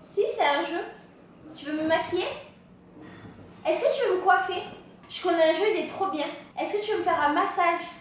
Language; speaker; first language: French; native; French